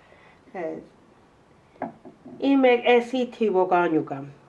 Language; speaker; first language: Hungarian; non-native, learner; Spanish